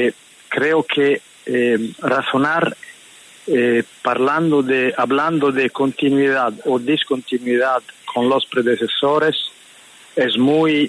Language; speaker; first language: Spanish; non-native, fluent; Italian